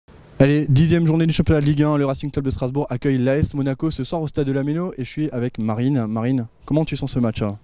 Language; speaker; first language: French; native; French